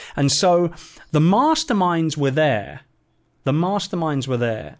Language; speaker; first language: English; native; English